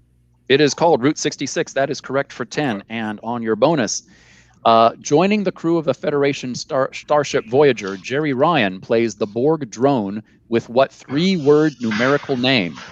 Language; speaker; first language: English; native; English